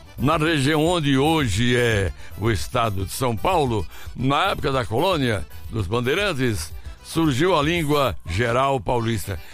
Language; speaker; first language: Portuguese; native; Portuguese